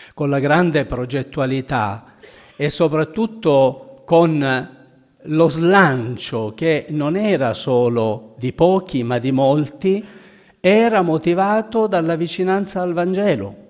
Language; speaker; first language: Italian; native; Italian